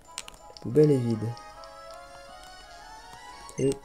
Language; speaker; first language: French; native; French